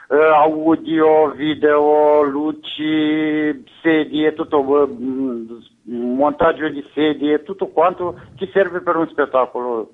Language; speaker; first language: Italian; non-native, fluent; Romanian